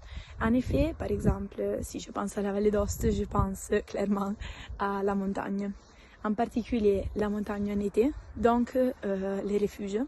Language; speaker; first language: French; non-native, local second language; Italian